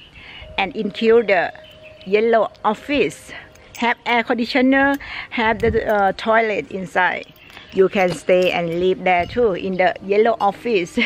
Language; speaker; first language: English; non-native, learner; Thai